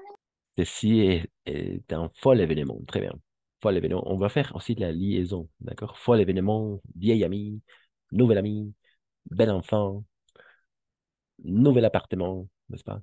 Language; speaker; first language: French; non-native, fluent; Spanish